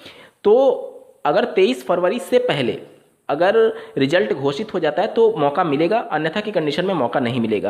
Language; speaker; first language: Hindi; native; Hindi